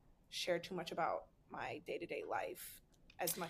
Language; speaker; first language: English; native; English